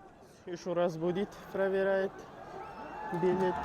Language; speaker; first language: Russian; non-native, learner; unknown